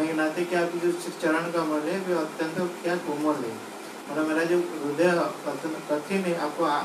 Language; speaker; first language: Hindi; non-native, local second language; Odia